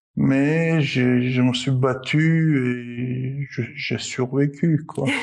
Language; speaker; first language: French; non-native, fluent; Armenian